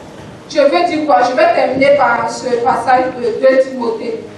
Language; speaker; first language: French; non-native, local second language; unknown